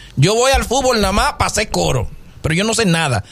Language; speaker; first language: Spanish; native; Spanish